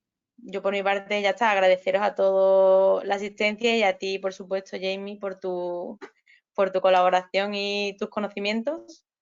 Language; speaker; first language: Spanish; native; Spanish